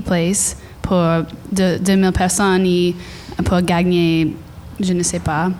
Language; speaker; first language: French; non-native, learner; English